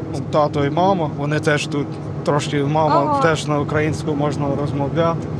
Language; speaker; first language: Ukrainian; non-native, learner; English